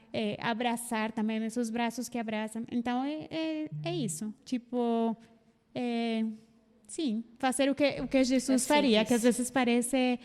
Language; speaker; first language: Portuguese; non-native, fluent; Spanish